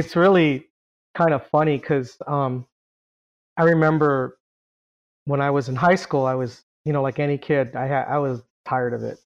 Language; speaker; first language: English; native; English